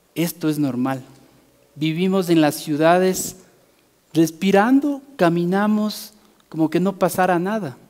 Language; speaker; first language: Spanish; native; Spanish